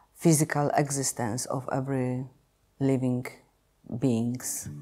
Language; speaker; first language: English; non-native, fluent; Polish